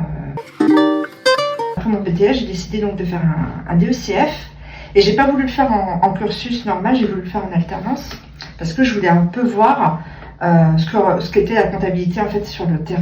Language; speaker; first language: French; native; French